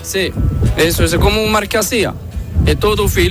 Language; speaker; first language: Spanish; non-native, learner; Arabic